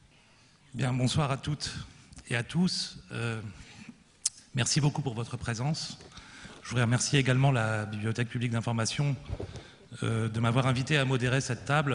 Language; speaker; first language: French; native; French